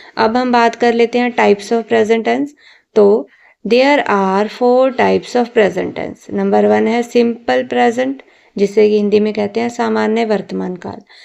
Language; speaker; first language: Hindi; non-native, local second language; Punjabi